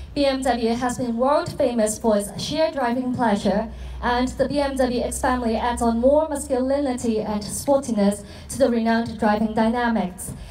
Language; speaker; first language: English; non-native, local second language; Cantonese